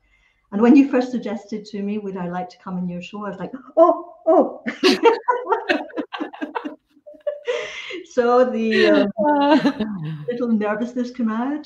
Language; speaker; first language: English; native; English